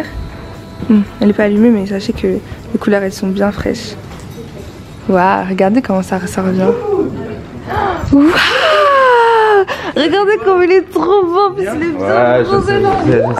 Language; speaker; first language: French; native; French